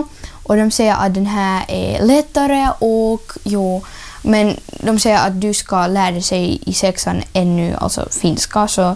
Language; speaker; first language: Swedish; non-native, learner; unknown